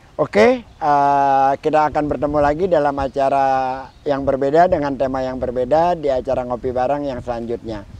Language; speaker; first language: Indonesian; native; Indonesian